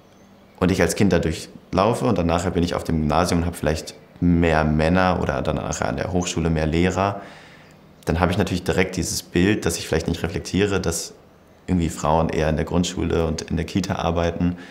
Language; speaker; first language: German; native; German